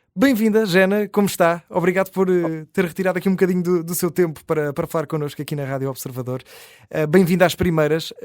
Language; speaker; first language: Portuguese; native; Portuguese